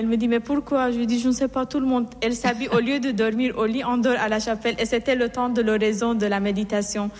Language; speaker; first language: French; non-native, fluent; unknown